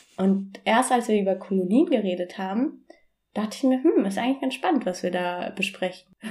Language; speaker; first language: German; early bilingual, other home language; Bangla